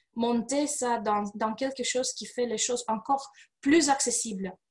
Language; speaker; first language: French; non-native, fluent; Romanian